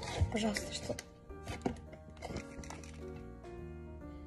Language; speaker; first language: Russian; early bilingual, heritage; Russian